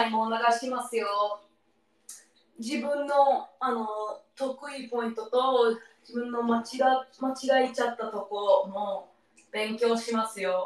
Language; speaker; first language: Japanese; non-native, learner; English